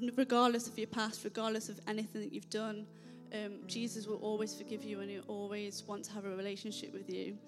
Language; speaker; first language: English; native; English